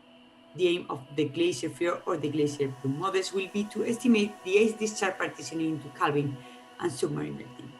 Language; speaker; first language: English; non-native, fluent; Spanish